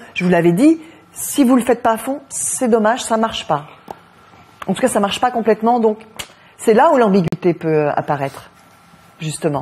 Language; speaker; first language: French; native; French